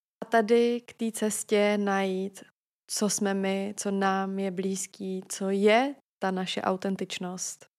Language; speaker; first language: Czech; native; Czech